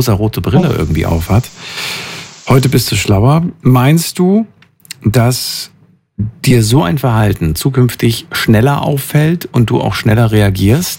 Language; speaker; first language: German; native; German